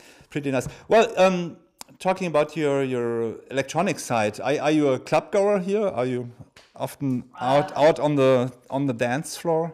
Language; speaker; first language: English; non-native, fluent; German